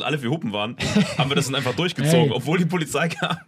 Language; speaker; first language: German; native; German